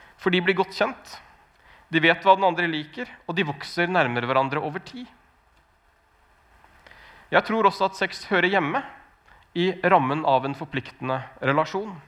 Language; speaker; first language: Norwegian; native; Norwegian